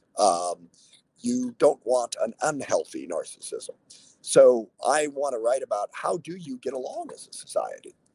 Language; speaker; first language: English; native; English